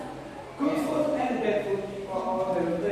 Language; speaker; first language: English; non-native, learner; Indonesian